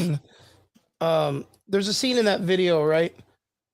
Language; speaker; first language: English; native; English